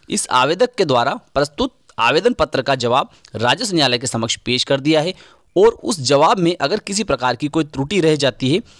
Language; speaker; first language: Hindi; native; Hindi